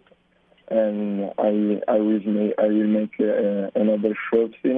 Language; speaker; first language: English; non-native, learner; Italian